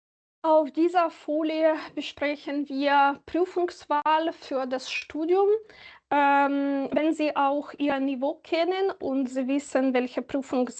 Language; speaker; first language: German; non-native, fluent; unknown